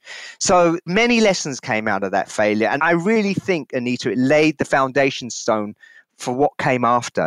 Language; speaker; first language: English; native; English